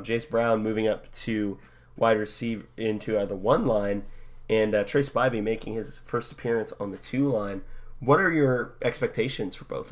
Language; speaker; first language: English; native; English